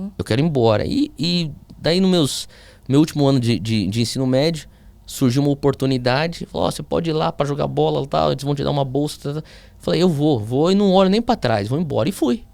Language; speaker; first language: Portuguese; early bilingual, heritage; Portuguese